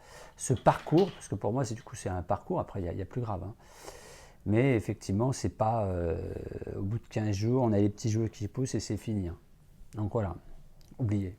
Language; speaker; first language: French; native; French